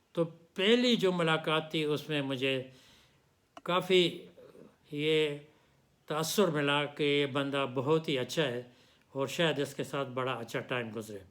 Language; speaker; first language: Urdu; non-native, local second language; Pashto